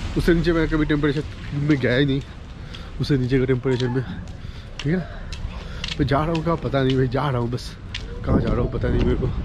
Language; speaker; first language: Hindi; non-native, local second language; Bangla